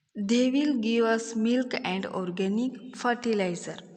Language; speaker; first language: English; non-native, local second language; Gujarati